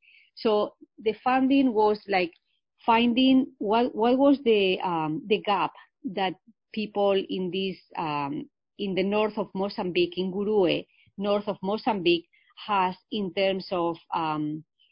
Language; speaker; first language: English; non-native, fluent; Spanish